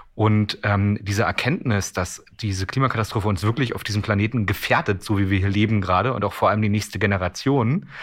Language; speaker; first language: German; native; German